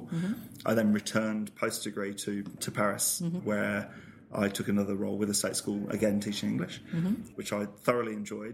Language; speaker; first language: English; native; English